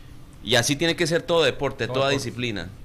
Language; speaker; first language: Spanish; native; Spanish